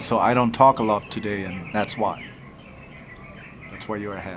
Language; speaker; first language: English; non-native, fluent; German